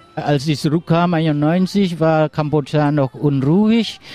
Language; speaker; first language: German; non-native, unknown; Khmer